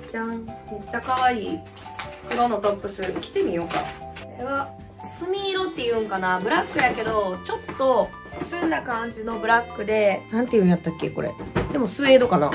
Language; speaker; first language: Japanese; native; Japanese